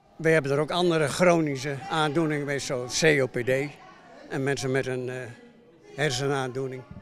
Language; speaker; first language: Dutch; native; Dutch